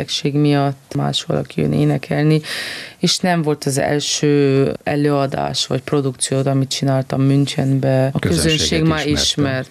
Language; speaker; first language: Hungarian; non-native, fluent; Romanian